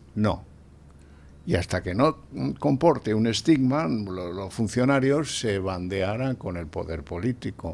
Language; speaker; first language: Spanish; native; Spanish